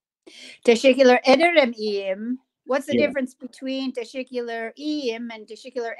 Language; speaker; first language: Turkish; non-native, learner; English